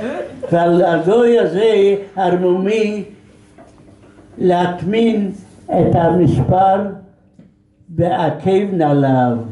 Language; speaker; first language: Hebrew; non-native, fluent; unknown